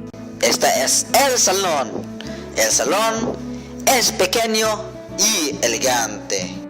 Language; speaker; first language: Spanish; non-native, learner; Cebuano